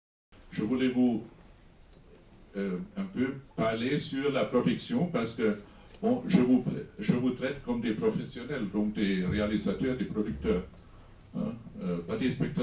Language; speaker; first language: French; non-native, fluent; German